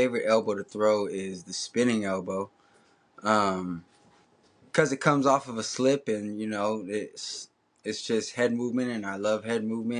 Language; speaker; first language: English; native; English